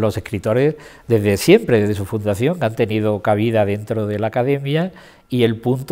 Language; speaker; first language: Spanish; native; Spanish